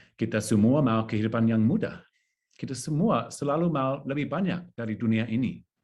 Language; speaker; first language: Indonesian; non-native, learner; English